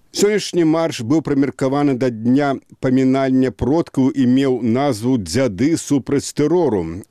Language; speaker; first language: Belarusian; native; Belarusian